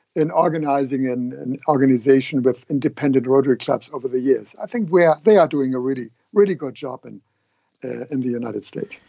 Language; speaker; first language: English; non-native, fluent; German